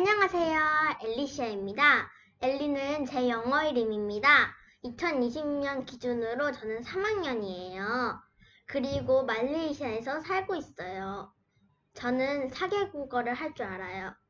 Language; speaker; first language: Korean; early bilingual, heritage; Korean